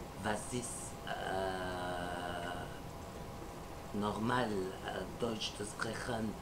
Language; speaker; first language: German; non-native, learner; French